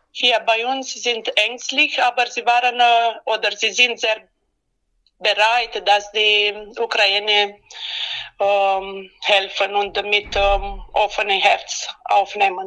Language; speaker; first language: German; non-native, learner; Romanian